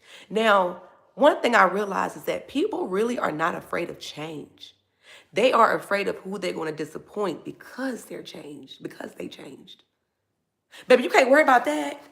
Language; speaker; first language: English; native; English